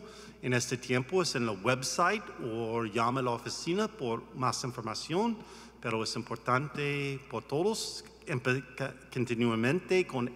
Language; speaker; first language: Spanish; non-native, learner; English